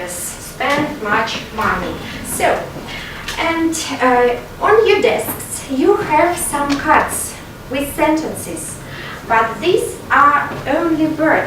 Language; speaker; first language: English; non-native, fluent; Russian